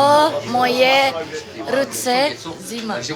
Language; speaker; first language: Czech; non-native, learner; Indonesian